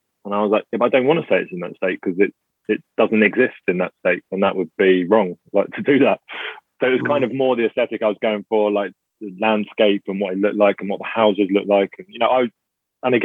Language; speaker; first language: English; native; English